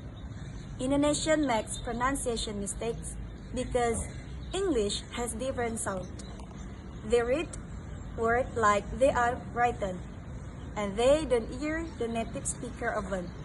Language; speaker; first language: English; non-native, learner; Indonesian